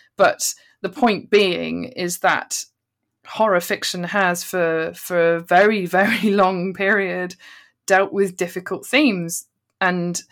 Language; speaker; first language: English; native; English